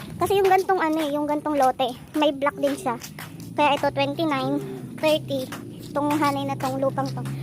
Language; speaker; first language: Filipino; native; Filipino